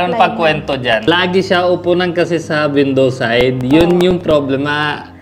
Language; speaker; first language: Filipino; non-native, learner; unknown